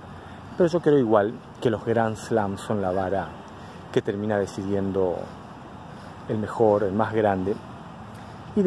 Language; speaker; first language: Spanish; native; Spanish